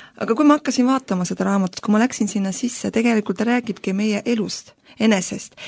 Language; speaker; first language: Estonian; non-native, local second language; Russian